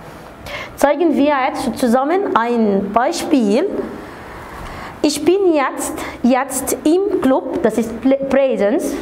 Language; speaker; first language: German; non-native, fluent; Arabic